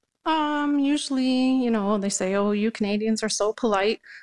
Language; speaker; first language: English; native; English